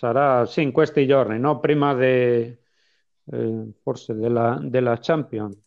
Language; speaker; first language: Italian; non-native, fluent; Spanish